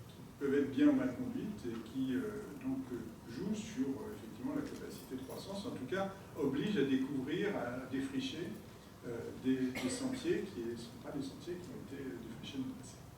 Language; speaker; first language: French; native; French